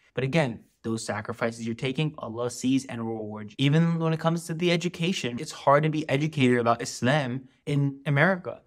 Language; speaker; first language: English; native; English